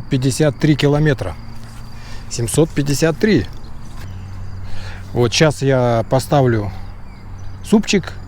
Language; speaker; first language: Russian; native; Russian